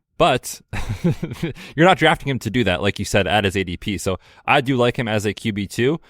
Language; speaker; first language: English; native; English